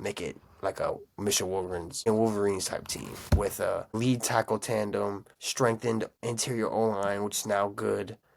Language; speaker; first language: English; native; English